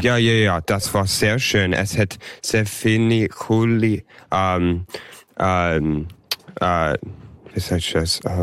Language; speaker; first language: German; early bilingual, heritage; English